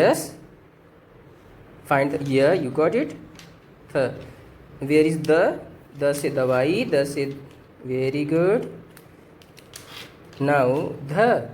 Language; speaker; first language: English; non-native, local second language; Hindi